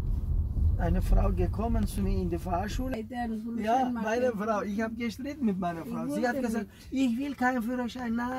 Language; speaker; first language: German; non-native, fluent; Turkish